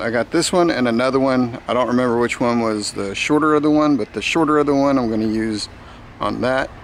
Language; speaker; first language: English; native; English